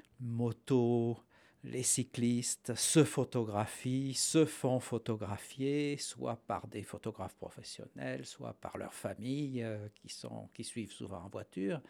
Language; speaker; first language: French; native; French